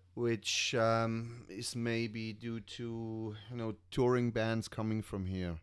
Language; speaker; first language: English; non-native, fluent; German